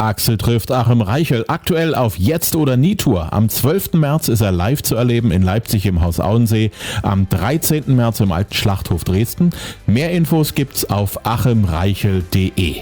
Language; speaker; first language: German; native; German